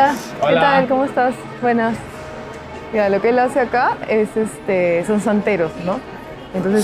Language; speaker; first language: Spanish; native; Spanish